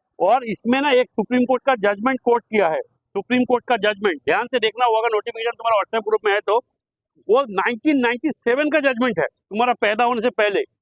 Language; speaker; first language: Hindi; non-native, local second language; Bangla